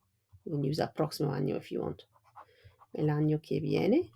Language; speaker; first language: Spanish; non-native, fluent; English